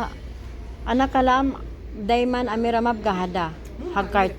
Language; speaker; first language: Arabic; non-native, learner; Filipino